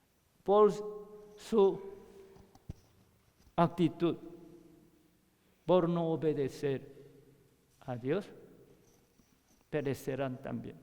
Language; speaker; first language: Spanish; non-native, learner; Korean